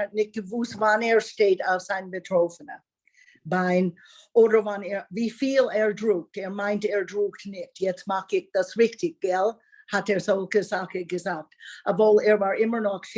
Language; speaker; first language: German; non-native, learner; English